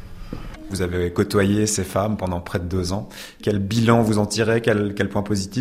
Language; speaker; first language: French; native; French